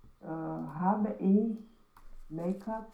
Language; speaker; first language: German; non-native, learner; Romanian